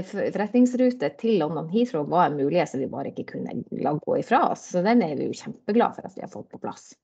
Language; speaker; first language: Norwegian; native; Norwegian